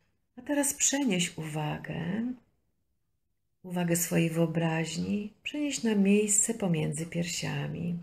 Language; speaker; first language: Polish; native; Polish